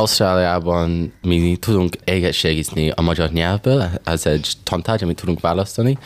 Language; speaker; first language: Hungarian; early bilingual, heritage; English